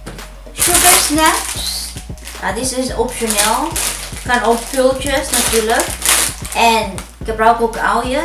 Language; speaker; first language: Dutch; non-native, fluent; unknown